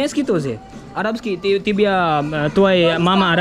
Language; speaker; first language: Russian; non-native, learner; Hindi